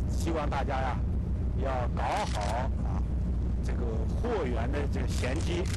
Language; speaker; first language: Chinese; native; Chinese